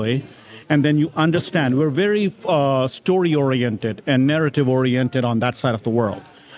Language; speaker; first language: English; native; English